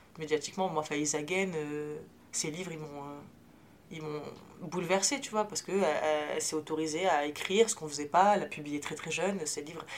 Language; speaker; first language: French; early bilingual, other home language; Arabic